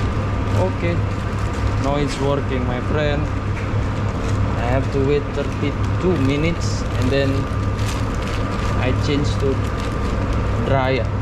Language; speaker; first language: English; non-native, learner; Indonesian